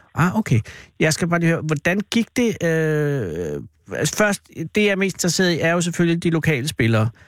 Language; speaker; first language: Danish; native; Danish